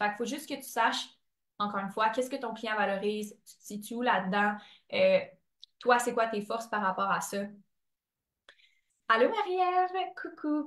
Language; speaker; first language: French; native; French